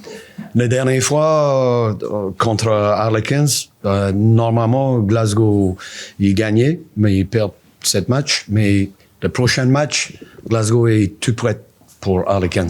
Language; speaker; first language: French; non-native, learner; English